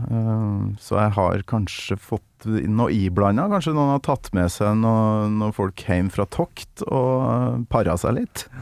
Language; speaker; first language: Norwegian; native; Norwegian